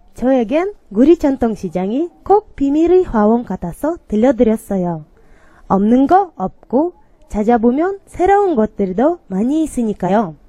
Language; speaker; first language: Korean; non-native, fluent; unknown